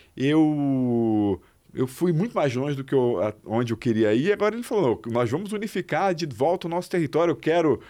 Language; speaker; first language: Portuguese; native; Portuguese